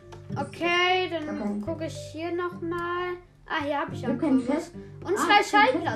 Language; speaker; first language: German; native; German